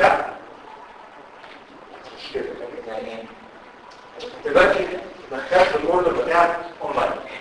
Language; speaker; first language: Arabic; native; Arabic